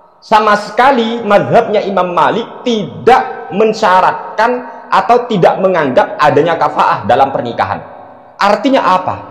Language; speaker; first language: Indonesian; non-native, local second language; Madurese